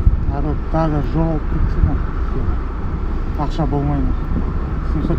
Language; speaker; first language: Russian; non-native, local second language; Kazakh